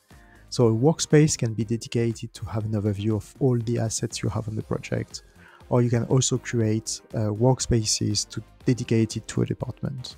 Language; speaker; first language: English; non-native, fluent; French